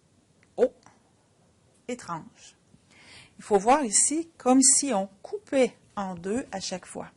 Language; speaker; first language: French; native; French